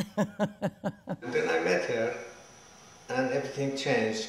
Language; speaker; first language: English; non-native, fluent; Persian